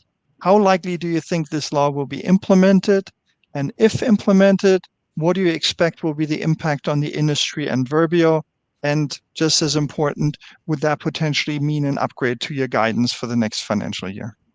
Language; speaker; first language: English; non-native, fluent; German